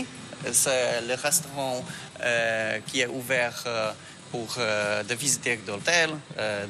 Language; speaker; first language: French; non-native, learner; Polish